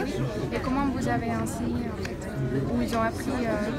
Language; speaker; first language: French; non-native, fluent; Russian